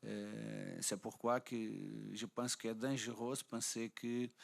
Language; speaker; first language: French; non-native, fluent; Portuguese